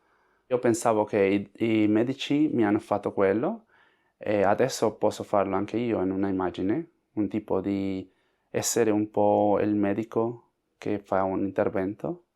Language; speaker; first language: Italian; non-native, fluent; Spanish